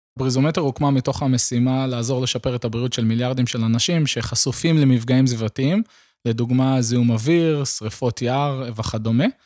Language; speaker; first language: Hebrew; native; Hebrew